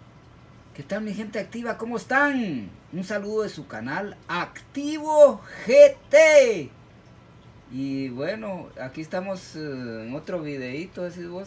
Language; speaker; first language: Spanish; native; Spanish